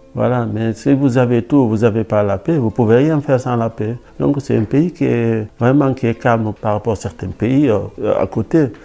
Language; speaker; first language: French; non-native, local second language; Wolof